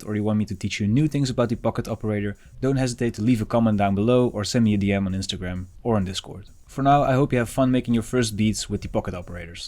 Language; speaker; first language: English; non-native, fluent; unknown